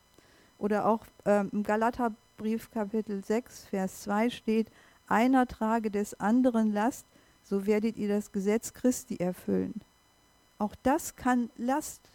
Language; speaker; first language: German; native; German